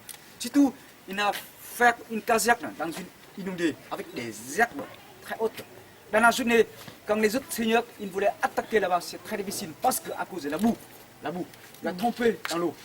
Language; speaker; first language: French; non-native, fluent; Vietnamese